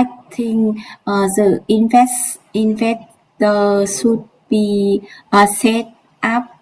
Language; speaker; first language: English; non-native, learner; Vietnamese